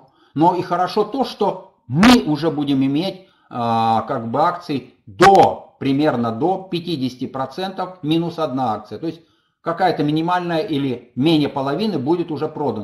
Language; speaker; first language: Russian; native; Russian